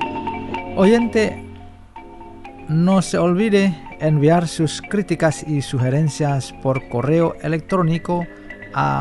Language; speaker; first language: Spanish; non-native, fluent; Indonesian